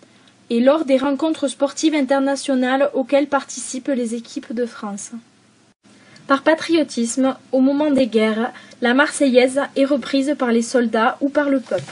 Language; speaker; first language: French; native; French